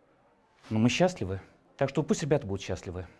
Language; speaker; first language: Russian; native; Russian